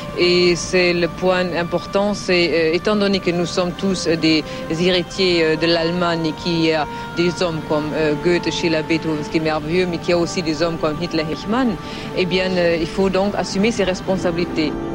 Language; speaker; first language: French; non-native, fluent; German